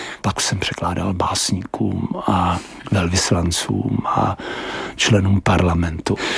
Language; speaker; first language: Czech; native; Czech